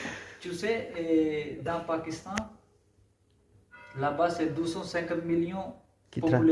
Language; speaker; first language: French; non-native, learner; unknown